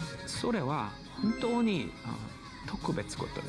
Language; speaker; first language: Japanese; non-native, learner; Korean